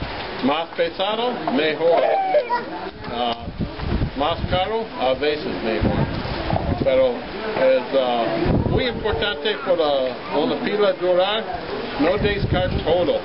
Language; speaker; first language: Spanish; non-native, learner; English